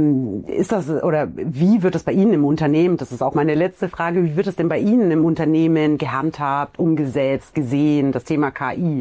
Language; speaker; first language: German; native; German